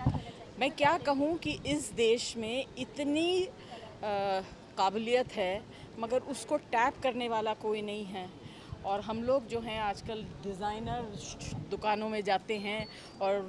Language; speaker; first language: Hindi; native; Hindi